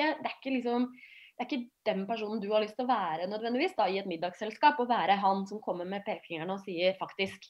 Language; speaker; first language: Norwegian; native; Norwegian